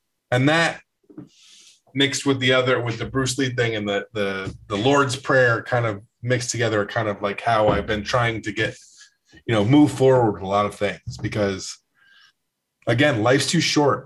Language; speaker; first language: English; native; English